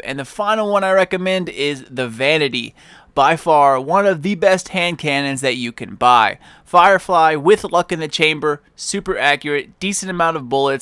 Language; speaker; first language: English; native; English